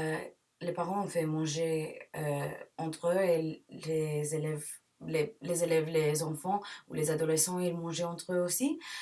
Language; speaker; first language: French; non-native, learner; English